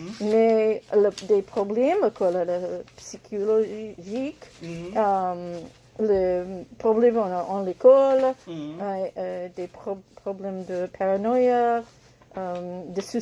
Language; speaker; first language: French; non-native, learner; English